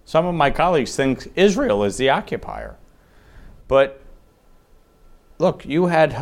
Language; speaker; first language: English; native; English